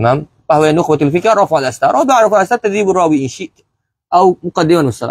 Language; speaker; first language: Arabic; non-native, fluent; Malay